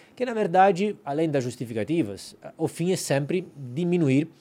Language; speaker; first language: Portuguese; non-native, fluent; Italian